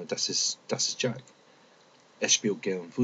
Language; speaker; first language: German; non-native, fluent; English